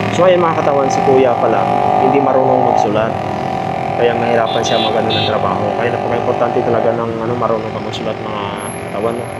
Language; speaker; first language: Filipino; non-native, local second language; Cebuano